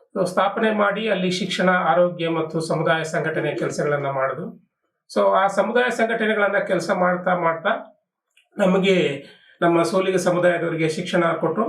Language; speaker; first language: Kannada; non-native, local second language; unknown